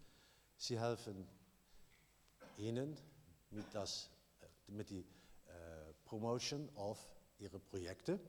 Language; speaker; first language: German; non-native, learner; Dutch